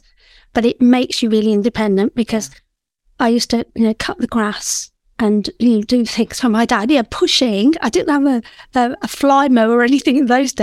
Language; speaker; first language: English; native; English